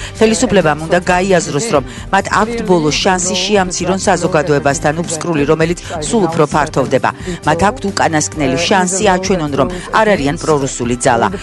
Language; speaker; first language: Georgian; early bilingual, heritage; Georgian